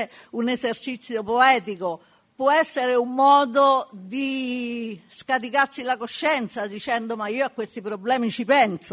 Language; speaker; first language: Italian; native; Italian